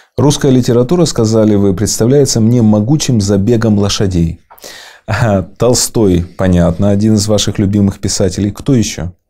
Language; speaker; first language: Russian; native; Russian